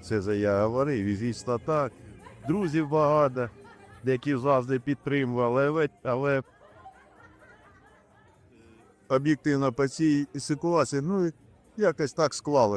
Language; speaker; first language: Ukrainian; non-native, local second language; Russian